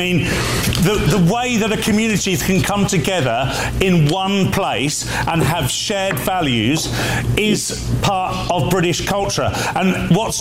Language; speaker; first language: English; native; English